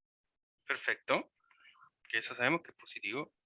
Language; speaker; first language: Spanish; native; Spanish